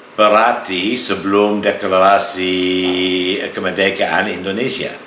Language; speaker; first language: Indonesian; non-native, fluent; English